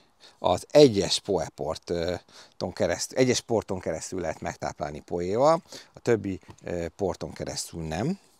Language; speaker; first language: Hungarian; native; Hungarian